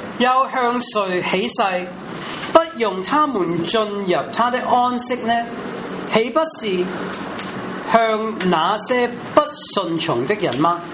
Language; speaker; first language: Chinese; non-native, local second language; Cantonese